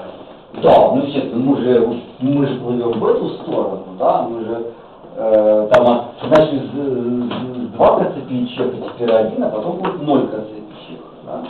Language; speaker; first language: Russian; native; Russian